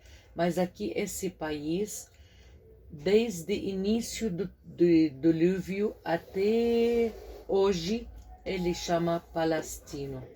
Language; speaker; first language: Portuguese; non-native, fluent; Arabic